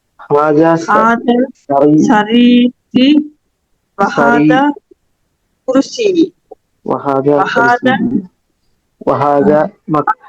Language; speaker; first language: Arabic; non-native, learner; Tamil